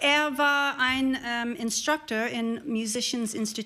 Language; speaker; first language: German; non-native, learner; English